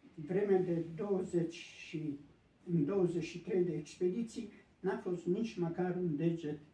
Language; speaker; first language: Romanian; native; Romanian